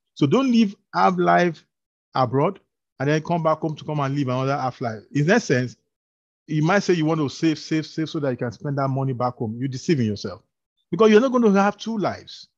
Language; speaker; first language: English; non-native, local second language; Yoruba